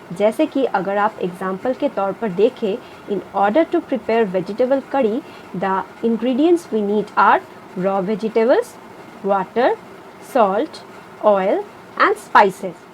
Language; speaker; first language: Hindi; non-native, local second language; Bangla